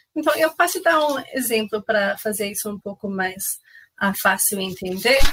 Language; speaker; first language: Portuguese; non-native, fluent; English